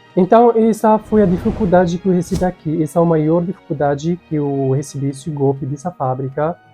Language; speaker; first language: Portuguese; non-native, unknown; Arabic